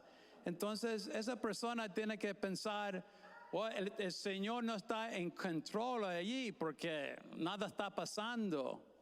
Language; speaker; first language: Spanish; non-native, fluent; English